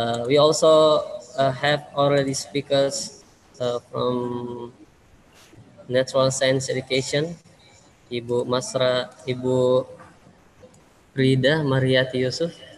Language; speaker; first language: English; non-native, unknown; Indonesian